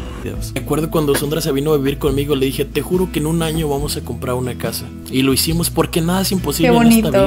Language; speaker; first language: Spanish; native; Spanish